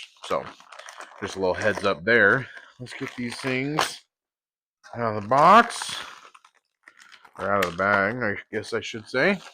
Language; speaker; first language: English; native; English